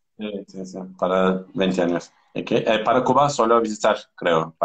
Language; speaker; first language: Spanish; non-native, learner; Turkish